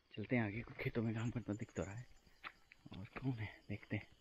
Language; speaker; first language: Hindi; native; Hindi